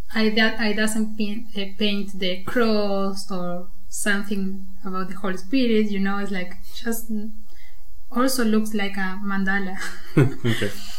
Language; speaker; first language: English; non-native, learner; Spanish